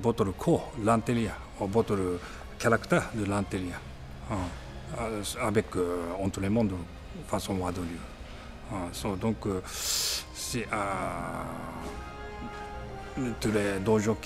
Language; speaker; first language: French; non-native, learner; Japanese